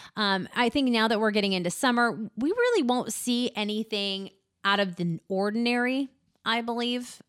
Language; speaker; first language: English; native; English